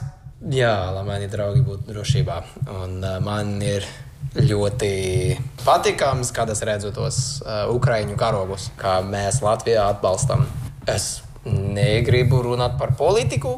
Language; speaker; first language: Latvian; non-native, learner; English